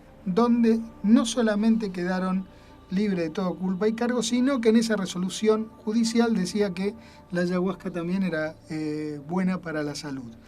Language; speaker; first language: Spanish; native; Spanish